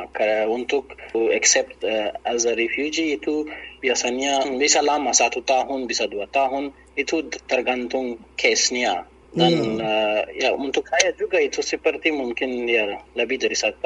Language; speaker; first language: Indonesian; non-native, learner; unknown